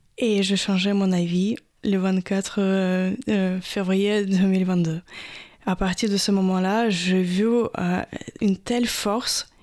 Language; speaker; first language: French; non-native, fluent; Russian